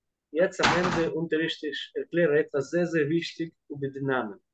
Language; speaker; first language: German; non-native, fluent; Russian